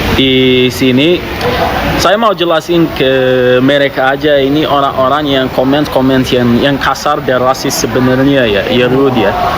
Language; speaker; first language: Indonesian; non-native, fluent; Arabic